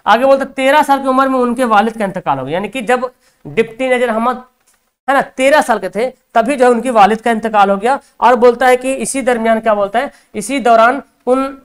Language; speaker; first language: Hindi; native; Hindi